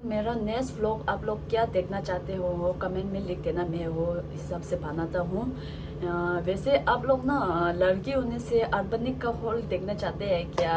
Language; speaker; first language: Hindi; non-native, fluent; Tibetan